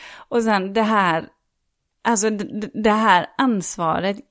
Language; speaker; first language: Swedish; native; Swedish